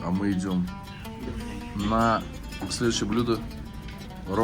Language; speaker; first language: Russian; native; Russian